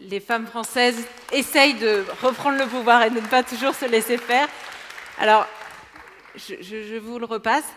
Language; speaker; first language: French; native; French